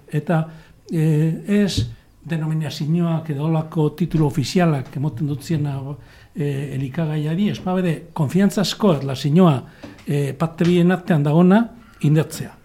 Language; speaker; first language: Basque; native; Basque